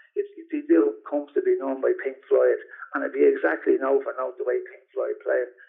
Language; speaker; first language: English; native; English